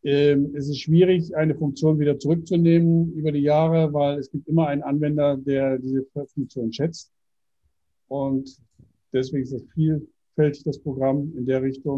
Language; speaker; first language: German; native; German